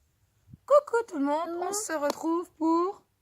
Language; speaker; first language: French; native; French